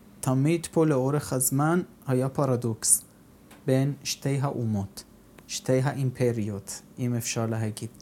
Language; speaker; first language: Hebrew; non-native, fluent; Persian